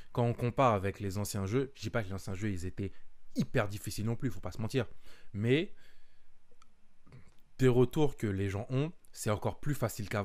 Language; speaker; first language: French; native; French